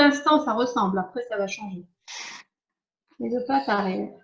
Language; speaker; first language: French; native; French